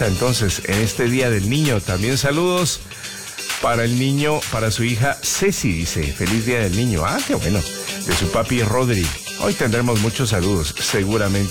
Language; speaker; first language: Spanish; native; Spanish